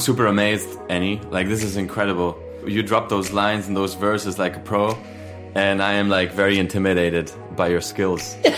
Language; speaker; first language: English; non-native, fluent; Spanish